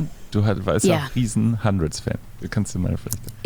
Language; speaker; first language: German; native; German